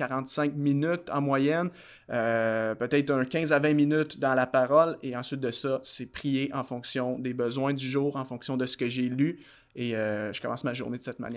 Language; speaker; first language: French; native; French